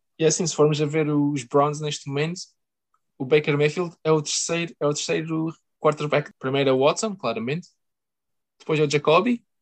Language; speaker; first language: Portuguese; native; Portuguese